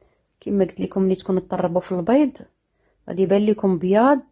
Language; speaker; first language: Arabic; native; Arabic